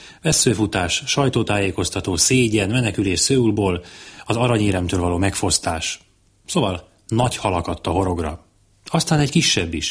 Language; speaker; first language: Hungarian; native; Hungarian